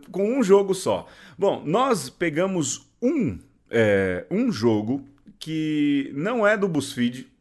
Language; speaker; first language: Portuguese; native; Portuguese